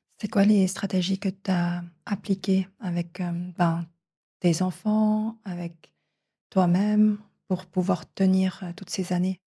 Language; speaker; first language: French; native; French